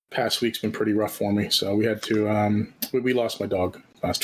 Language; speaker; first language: English; native; English